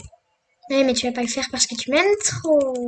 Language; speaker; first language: French; native; French